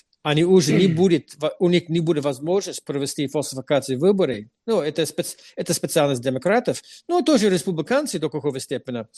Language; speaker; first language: Russian; non-native, fluent; English